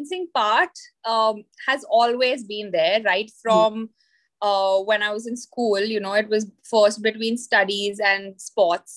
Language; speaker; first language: English; non-native, local second language; Marathi